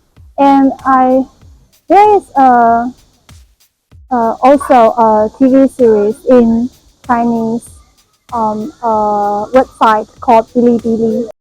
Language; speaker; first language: English; non-native, learner; Chinese